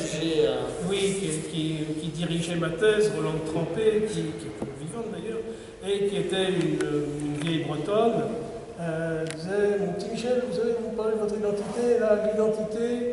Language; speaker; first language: French; native; French